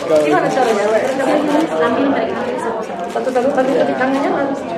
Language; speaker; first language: Indonesian; non-native, fluent; English